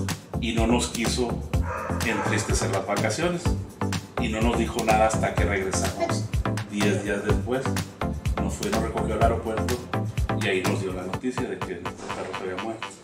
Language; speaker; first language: Spanish; native; Spanish